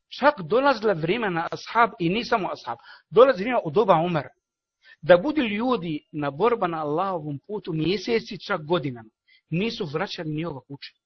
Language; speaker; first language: Bosnian; non-native, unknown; Arabic